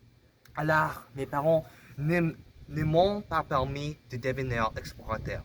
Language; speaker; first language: French; non-native, learner; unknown